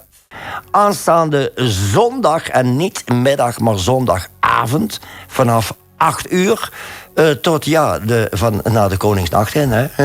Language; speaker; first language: Dutch; native; Dutch